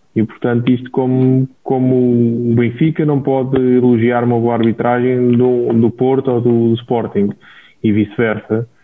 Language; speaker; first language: Portuguese; native; Portuguese